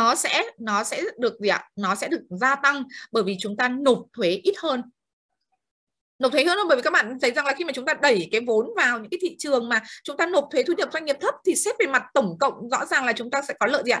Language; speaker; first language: Vietnamese; native; Vietnamese